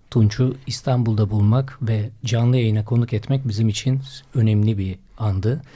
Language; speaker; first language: Turkish; native; Turkish